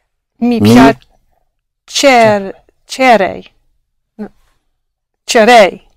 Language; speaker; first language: Italian; non-native, learner; English